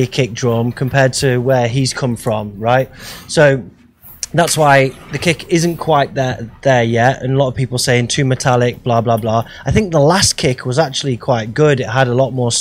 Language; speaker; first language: English; native; English